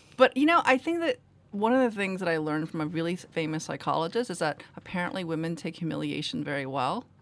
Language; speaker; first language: English; early bilingual, other home language; Korean